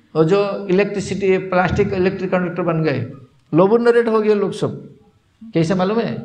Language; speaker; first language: Hindi; non-native, local second language; Odia